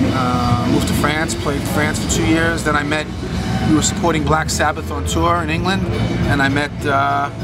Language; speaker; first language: English; native; English